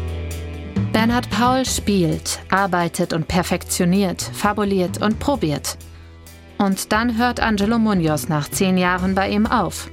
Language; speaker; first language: German; native; German